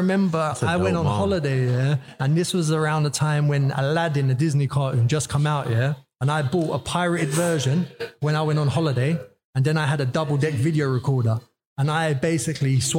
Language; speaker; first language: English; native; English